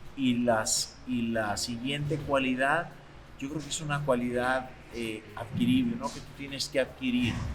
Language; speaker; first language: Spanish; native; Spanish